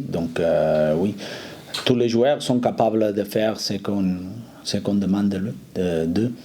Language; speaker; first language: French; non-native, fluent; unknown